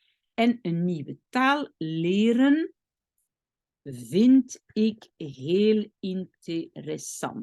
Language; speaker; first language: Dutch; non-native, local second language; French